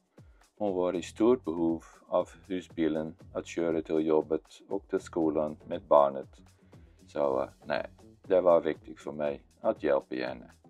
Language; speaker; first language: Swedish; non-native, fluent; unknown